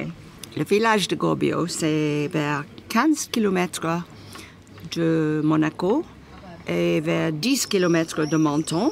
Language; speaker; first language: French; non-native, learner; English